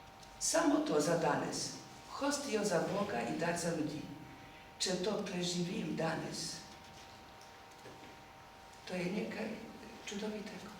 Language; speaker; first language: Slovenian; non-native, learner; Polish